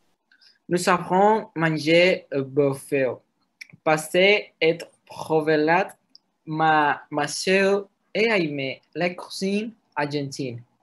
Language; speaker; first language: French; non-native, learner; Spanish